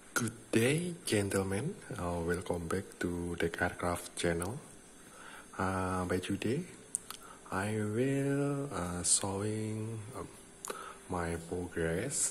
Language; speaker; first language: English; non-native, learner; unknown